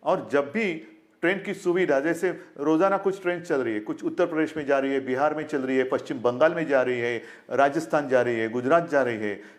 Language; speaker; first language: Hindi; non-native, local second language; Marathi